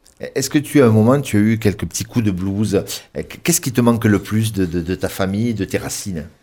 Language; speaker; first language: French; native; French